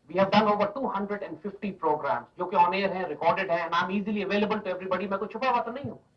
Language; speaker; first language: Urdu; native; Urdu